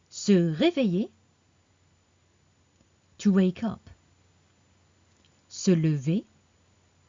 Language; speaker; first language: French; non-native, fluent; English